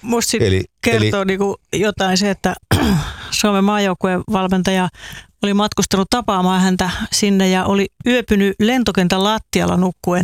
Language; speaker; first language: Finnish; native; Finnish